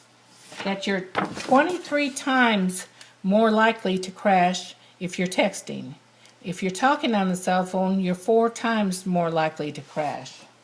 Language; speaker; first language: English; native; English